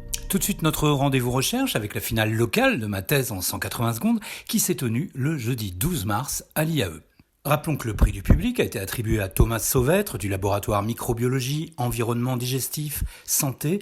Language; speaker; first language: French; native; French